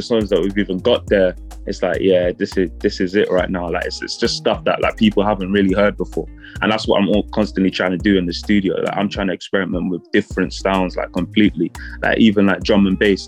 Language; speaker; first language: English; native; English